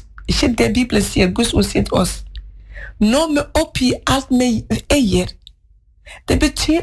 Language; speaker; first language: Norwegian; non-native, fluent; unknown